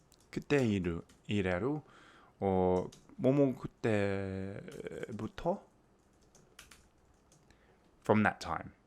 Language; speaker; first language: Korean; non-native, fluent; English